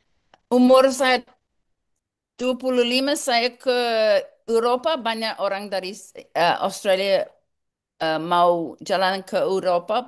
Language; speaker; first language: Indonesian; non-native, learner; English